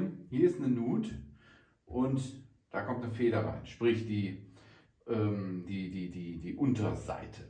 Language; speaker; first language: German; native; German